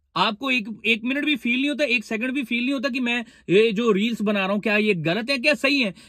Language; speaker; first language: Hindi; non-native, local second language; Punjabi